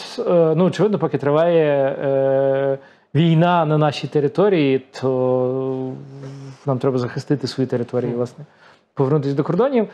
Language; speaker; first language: Ukrainian; native; Ukrainian